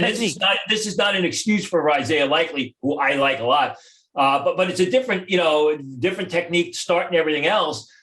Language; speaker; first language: English; native; English